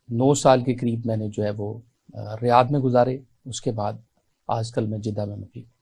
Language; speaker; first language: Urdu; non-native, local second language; Punjabi